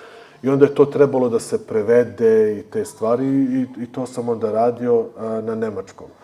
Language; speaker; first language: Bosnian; early bilingual, heritage; Bosnian